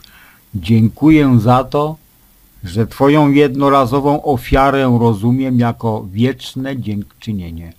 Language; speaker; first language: Polish; native; Polish